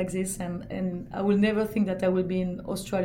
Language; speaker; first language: English; non-native, fluent; French